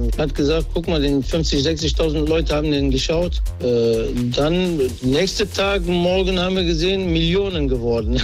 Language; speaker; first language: German; non-native, learner; Turkish